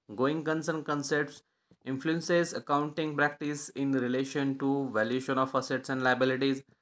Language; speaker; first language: English; non-native, local second language; Marathi